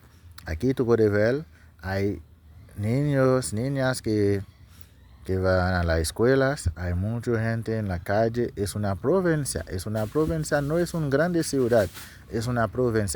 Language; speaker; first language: Spanish; non-native, learner; Haitian Creole